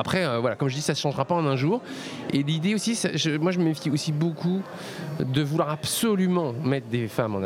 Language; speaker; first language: French; native; French